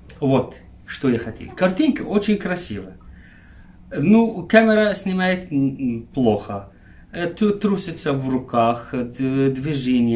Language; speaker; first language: Russian; non-native, learner; Arabic